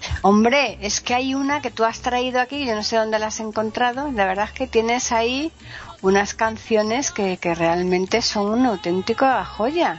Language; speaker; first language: Spanish; native; Spanish